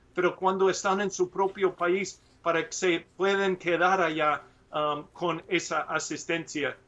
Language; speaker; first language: Spanish; non-native, learner; English